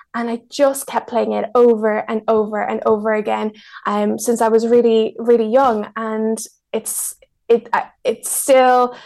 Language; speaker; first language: English; early bilingual, other home language; Spanish